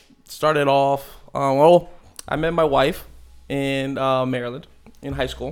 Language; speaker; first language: English; native; English